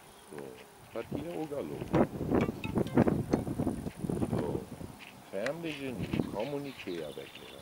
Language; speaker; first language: French; non-native, learner; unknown